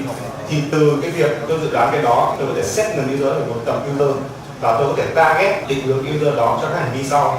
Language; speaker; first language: Vietnamese; native; Vietnamese